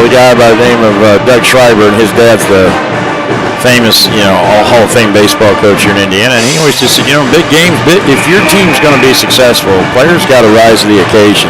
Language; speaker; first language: English; native; English